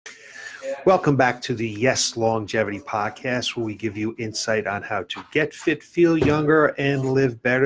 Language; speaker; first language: English; native; English